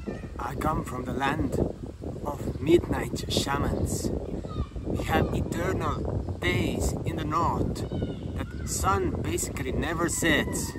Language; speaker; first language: English; non-native, fluent; Estonian